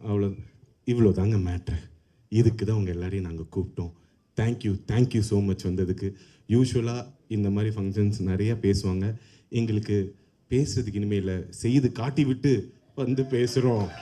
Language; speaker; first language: Tamil; native; Tamil